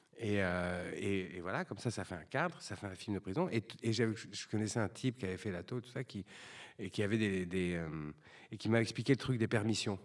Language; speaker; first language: French; native; French